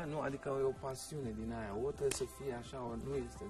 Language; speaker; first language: Romanian; early bilingual, heritage; Romanian